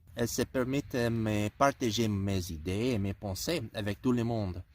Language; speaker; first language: French; non-native, learner; English